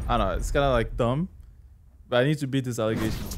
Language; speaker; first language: English; non-native, fluent; Arabic